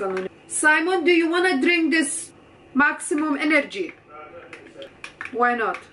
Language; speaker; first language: English; non-native, fluent; Lithuanian